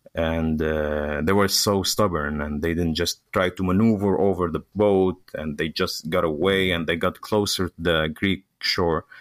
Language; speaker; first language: English; non-native, fluent; Arabic